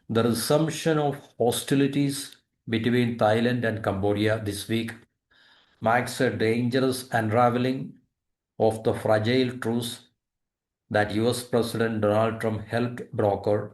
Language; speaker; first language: English; non-native, local second language; Malayalam